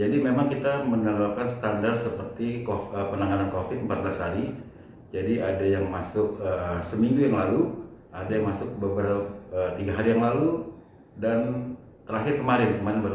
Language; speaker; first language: Indonesian; native; Indonesian